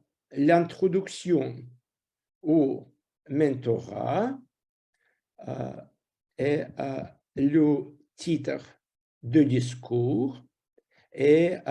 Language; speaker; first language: French; non-native, fluent; Russian